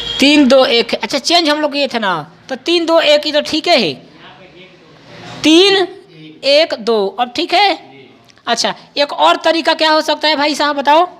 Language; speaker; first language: Hindi; non-native, local second language; Bhojpuri